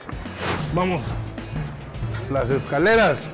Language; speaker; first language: Spanish; native; Spanish